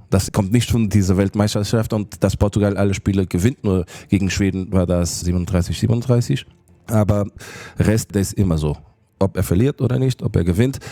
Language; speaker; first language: German; non-native, fluent; Portuguese